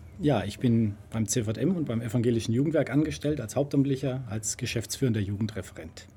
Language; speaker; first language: German; native; German